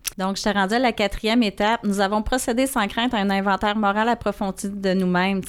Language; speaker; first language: French; native; French